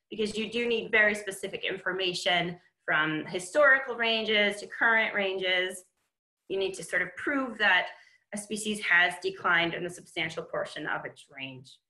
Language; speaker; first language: English; native; English